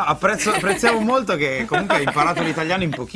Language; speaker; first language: Italian; native; Italian